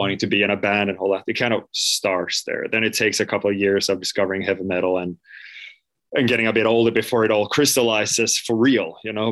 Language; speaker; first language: English; non-native, fluent; Swedish